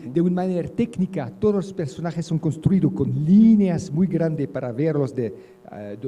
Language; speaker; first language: Spanish; non-native, learner; French